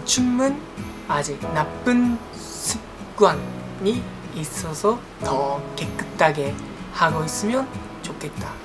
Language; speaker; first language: Korean; non-native, learner; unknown